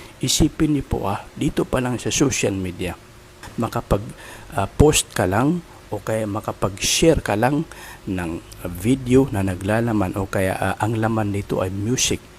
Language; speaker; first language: Filipino; non-native, local second language; Maranao